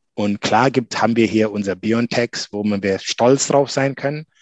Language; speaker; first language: German; non-native, fluent; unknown